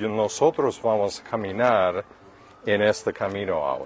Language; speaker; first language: Spanish; non-native, fluent; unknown